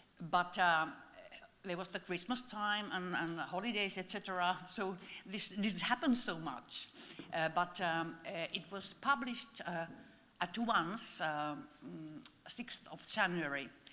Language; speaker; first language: English; non-native, fluent; Finnish